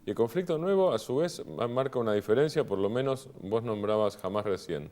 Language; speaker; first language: Spanish; native; Spanish